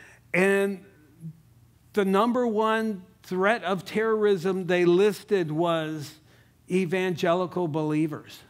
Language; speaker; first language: English; native; English